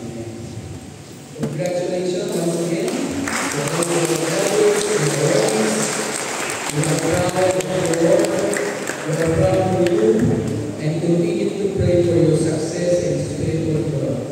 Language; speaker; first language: English; non-native, local second language; Filipino